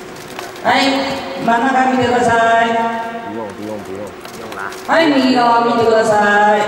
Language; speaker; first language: Japanese; non-native, learner; Chinese